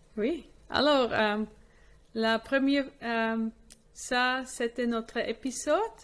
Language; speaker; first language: French; non-native, fluent; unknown